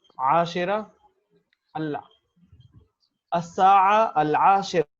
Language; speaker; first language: Arabic; non-native, fluent; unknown